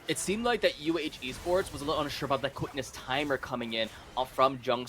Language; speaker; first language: English; native; English